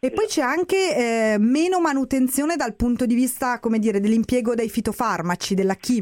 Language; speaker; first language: Italian; native; Italian